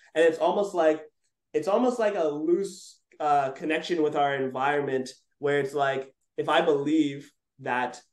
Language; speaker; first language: English; native; English